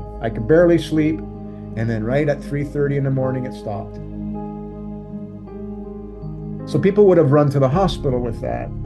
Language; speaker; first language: English; native; English